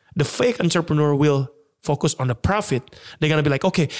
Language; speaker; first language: English; non-native, fluent; Indonesian